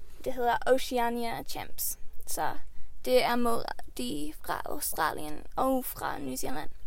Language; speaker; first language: Danish; early bilingual, heritage; Swedish